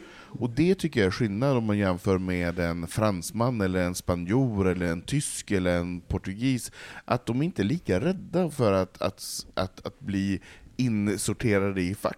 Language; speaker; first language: Swedish; native; Swedish